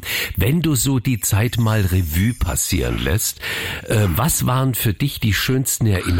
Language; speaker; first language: German; native; German